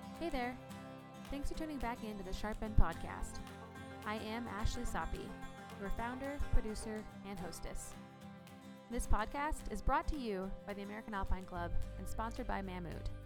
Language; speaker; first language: English; native; English